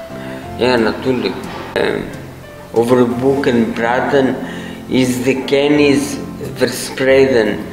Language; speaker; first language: Dutch; non-native, learner; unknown